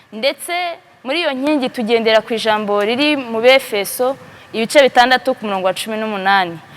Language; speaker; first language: Kinyarwanda; native; Kinyarwanda